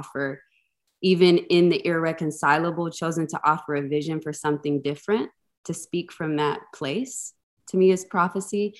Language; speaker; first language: English; native; English